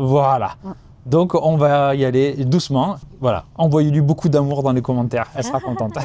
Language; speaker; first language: French; native; French